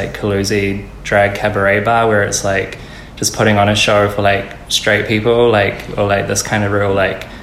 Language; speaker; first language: English; native; English